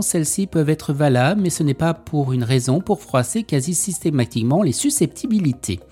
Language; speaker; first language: French; native; French